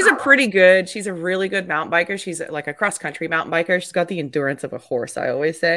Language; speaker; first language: English; native; English